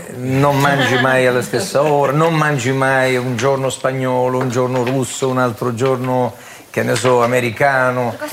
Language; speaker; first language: Italian; native; Italian